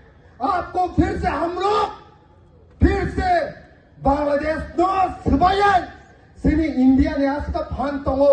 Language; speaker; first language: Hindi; non-native, local second language; Kok Borok